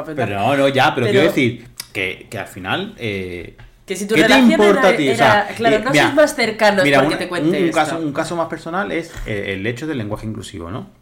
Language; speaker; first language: Spanish; native; Spanish